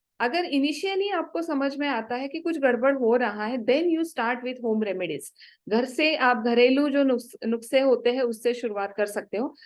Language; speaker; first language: Hindi; non-native, local second language; Marathi